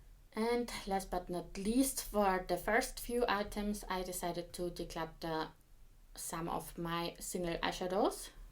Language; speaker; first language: English; non-native, fluent; German